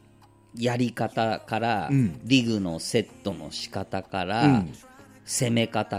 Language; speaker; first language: Japanese; native; Japanese